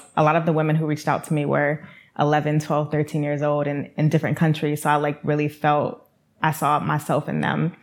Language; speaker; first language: English; native; English